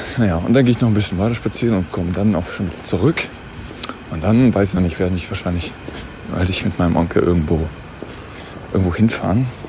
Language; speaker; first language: German; native; German